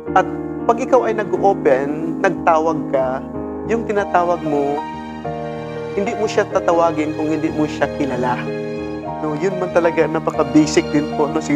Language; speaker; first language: Filipino; non-native, local second language; Cebuano